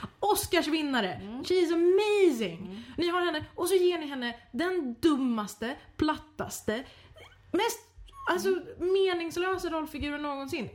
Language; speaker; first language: Swedish; native; Swedish